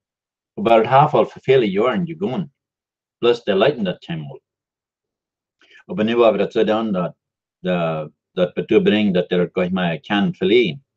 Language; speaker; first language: German; non-native, learner; Dutch